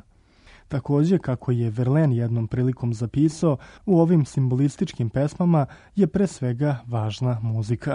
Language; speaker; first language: Croatian; native; Croatian